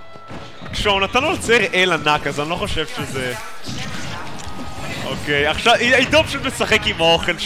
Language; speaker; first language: Hebrew; native; Hebrew